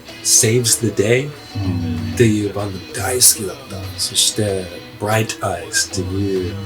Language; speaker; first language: Japanese; non-native, fluent; English